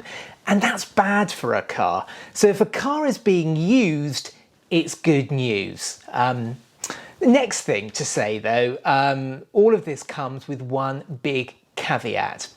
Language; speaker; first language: English; native; English